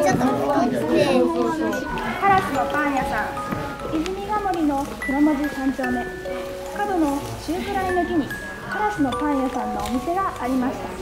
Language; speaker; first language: Japanese; native; Japanese